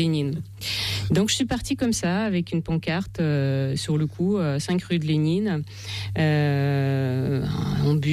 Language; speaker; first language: French; non-native, fluent; Russian